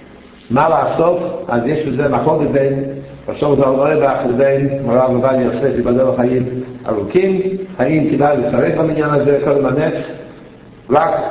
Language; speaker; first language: Hebrew; non-native, fluent; English